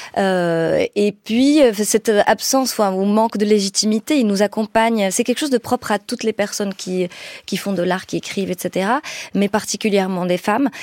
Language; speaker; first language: French; non-native, local second language; Arabic